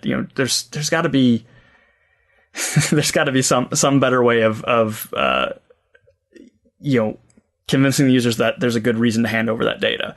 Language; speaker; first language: English; native; English